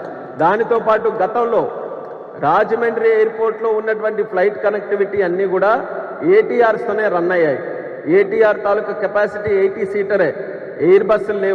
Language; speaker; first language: Telugu; native; Telugu